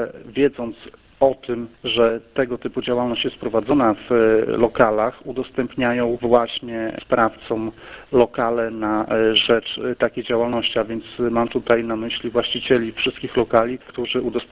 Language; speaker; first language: Polish; native; Polish